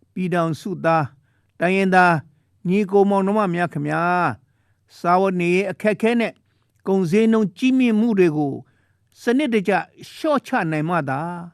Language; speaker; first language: Burmese; non-native, local second language; Shan